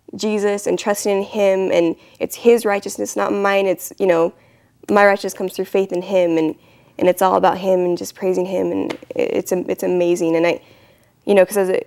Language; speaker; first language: English; native; English